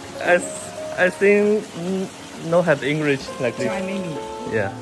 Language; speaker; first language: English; non-native, learner; Chinese